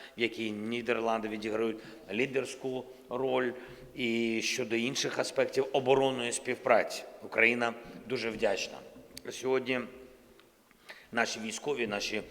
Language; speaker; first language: Ukrainian; non-native, local second language; Russian